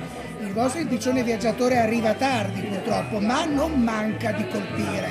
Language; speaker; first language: Italian; native; Italian